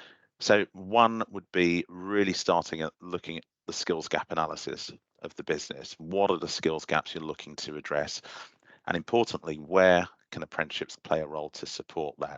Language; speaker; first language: English; native; English